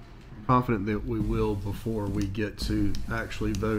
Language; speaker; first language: English; native; English